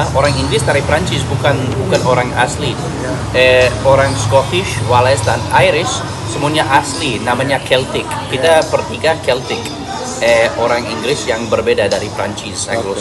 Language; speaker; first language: Indonesian; non-native, fluent; English